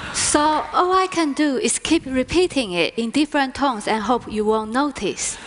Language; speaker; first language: English; native; English